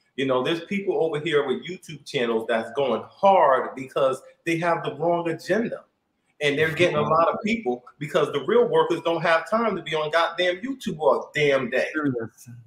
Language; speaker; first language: English; native; English